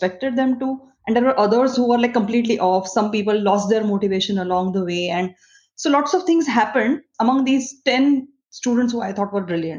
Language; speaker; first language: English; non-native, local second language; Marathi